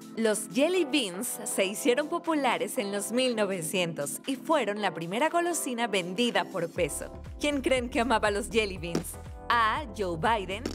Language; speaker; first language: Spanish; native; Spanish